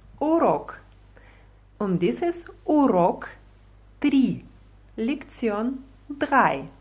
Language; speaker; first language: German; non-native, fluent; Russian